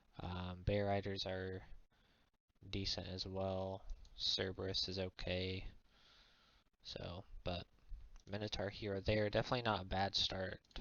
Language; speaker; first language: English; native; English